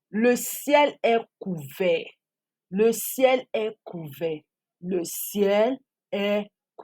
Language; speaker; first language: French; non-native, fluent; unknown